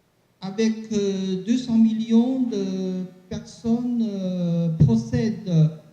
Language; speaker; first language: French; non-native, learner; Chinese